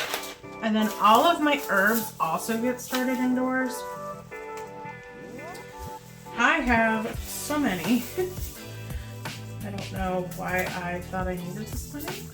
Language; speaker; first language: English; native; English